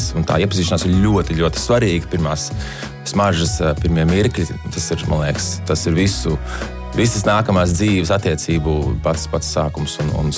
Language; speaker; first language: Latvian; native; Latvian